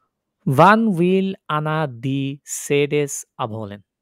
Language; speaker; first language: German; non-native, fluent; Bangla